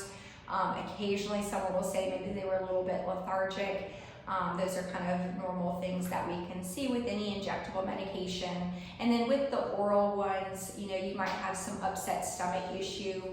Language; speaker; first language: English; native; English